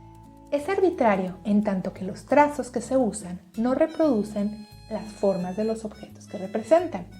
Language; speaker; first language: Spanish; native; Spanish